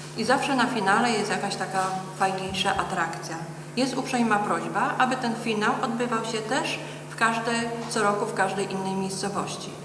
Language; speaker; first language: Polish; native; Polish